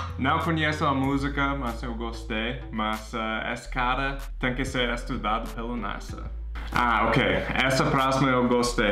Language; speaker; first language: Portuguese; non-native, fluent; English